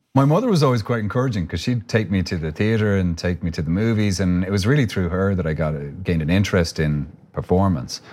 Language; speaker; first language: English; native; English